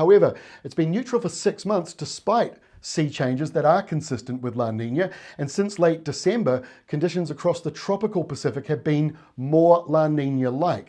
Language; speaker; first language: English; native; English